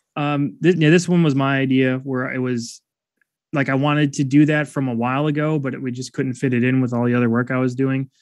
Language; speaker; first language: English; native; English